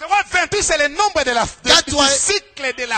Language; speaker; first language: French; non-native, local second language; Lingala